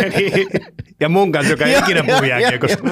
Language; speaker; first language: Finnish; native; Finnish